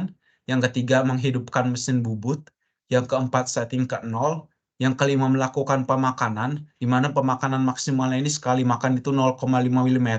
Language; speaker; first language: Indonesian; native; Indonesian